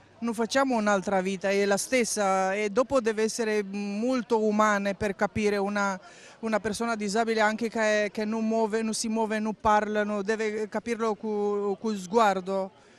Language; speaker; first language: Italian; non-native, learner; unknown